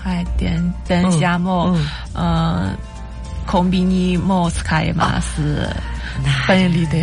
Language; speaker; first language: Japanese; non-native, learner; Chinese